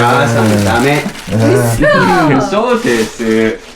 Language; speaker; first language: Japanese; non-native, learner; Indonesian